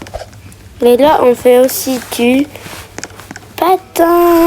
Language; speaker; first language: French; native; French